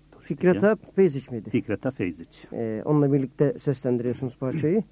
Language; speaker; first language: Turkish; native; Turkish